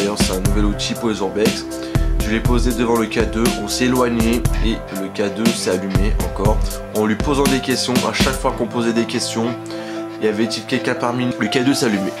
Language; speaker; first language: French; native; French